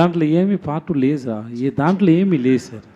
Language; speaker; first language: Telugu; non-native, learner; Tamil